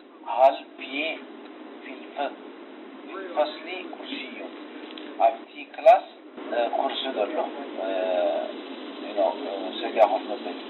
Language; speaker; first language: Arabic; non-native, learner; Tigrinya